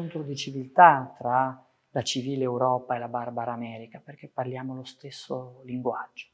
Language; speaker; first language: Italian; early bilingual, other home language; Persian